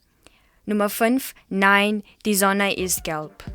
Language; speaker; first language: German; non-native, learner; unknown